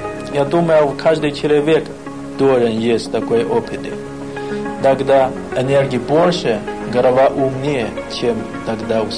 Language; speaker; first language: Russian; non-native, learner; Chinese